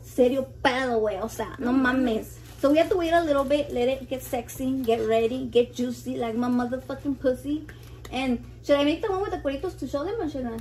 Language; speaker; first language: English; early bilingual, other home language; Spanish